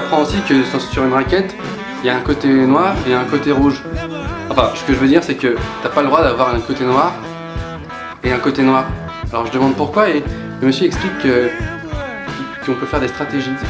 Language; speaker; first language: French; native; French